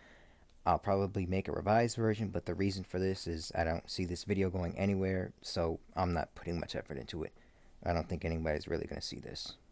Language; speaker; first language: English; native; English